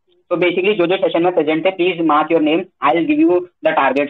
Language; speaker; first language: English; non-native, local second language; Hindi